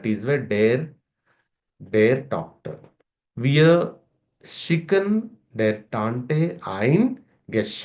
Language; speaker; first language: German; non-native, learner; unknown